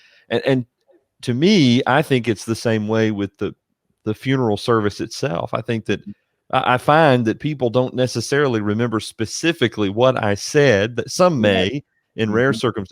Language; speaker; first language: English; native; English